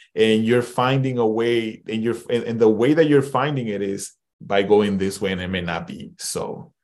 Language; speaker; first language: English; early bilingual, other home language; Spanish